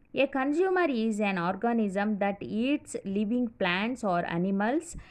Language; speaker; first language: English; non-native, local second language; Telugu